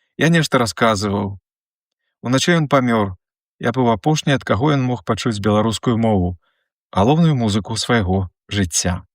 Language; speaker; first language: Belarusian; native; Belarusian